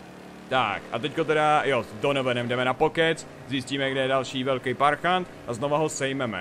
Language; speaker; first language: Czech; native; Czech